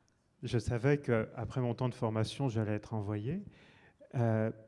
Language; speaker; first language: French; native; French